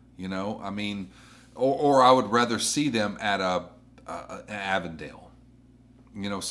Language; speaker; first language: English; native; English